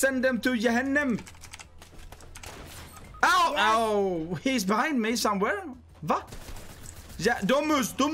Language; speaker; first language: English; non-native, fluent; Swedish